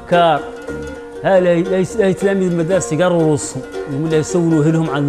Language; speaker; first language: Arabic; native; Arabic